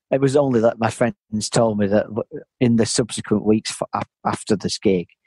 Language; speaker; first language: English; native; English